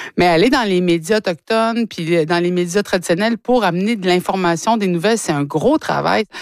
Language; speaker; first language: French; native; French